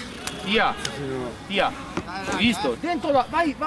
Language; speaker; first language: Italian; native; Italian